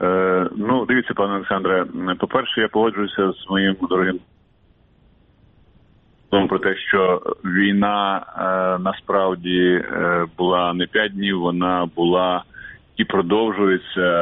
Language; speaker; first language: Ukrainian; native; Ukrainian